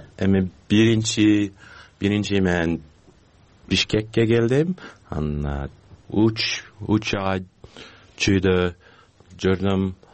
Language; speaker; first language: Kyrgyz; non-native, learner; English